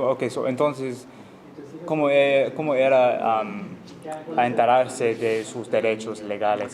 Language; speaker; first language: Spanish; non-native, learner; English